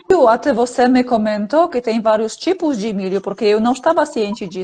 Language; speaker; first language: Portuguese; non-native, fluent; Polish